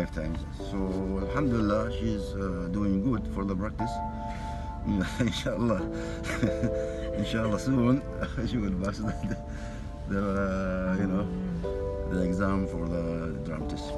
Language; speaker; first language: English; non-native, local second language; Arabic